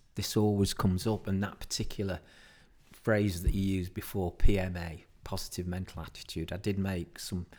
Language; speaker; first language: English; native; English